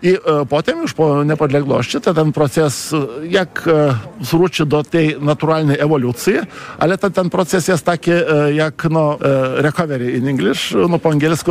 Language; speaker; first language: Polish; non-native, fluent; Lithuanian